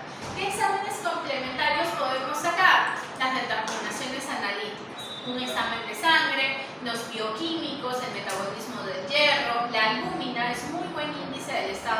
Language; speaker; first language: Spanish; native; Spanish